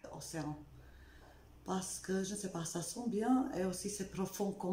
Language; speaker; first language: French; non-native, fluent; Albanian